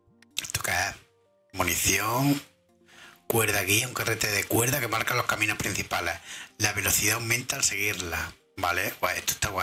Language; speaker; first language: Spanish; native; Spanish